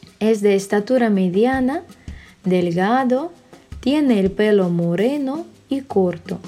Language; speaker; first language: Spanish; non-native, fluent; Russian